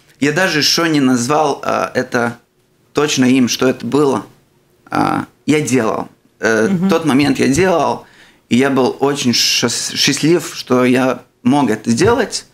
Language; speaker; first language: Russian; non-native, local second language; Latvian